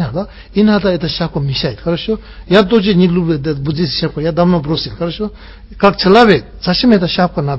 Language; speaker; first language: Russian; non-native, learner; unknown